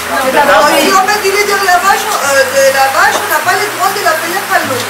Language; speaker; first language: French; non-native, learner; Greek